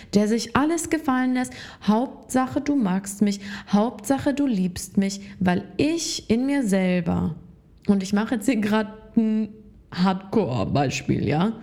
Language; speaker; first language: German; native; German